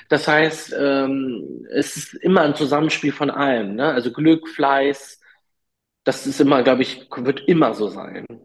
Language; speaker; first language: German; early bilingual, other home language; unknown